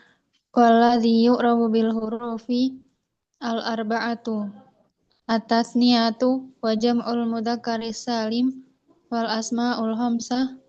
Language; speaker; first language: Arabic; non-native, learner; Indonesian